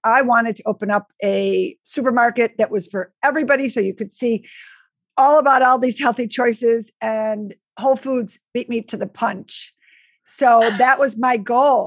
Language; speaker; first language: English; native; English